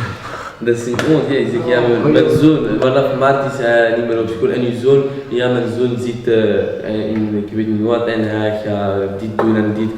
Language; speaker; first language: Dutch; non-native, local second language; French